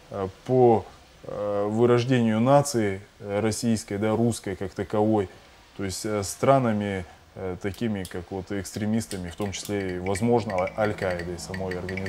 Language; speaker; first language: Russian; native; Russian